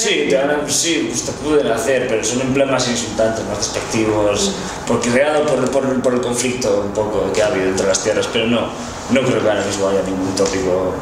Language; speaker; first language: Spanish; non-native, local second language; Basque